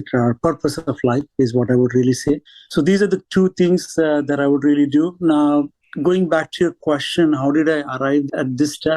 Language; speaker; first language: English; non-native, local second language; Telugu